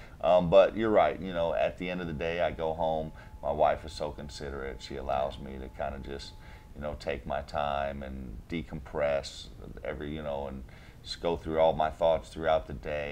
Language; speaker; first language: English; native; English